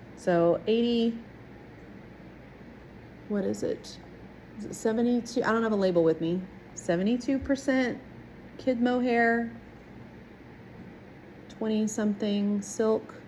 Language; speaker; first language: English; native; English